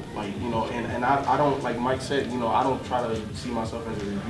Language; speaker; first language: English; native; English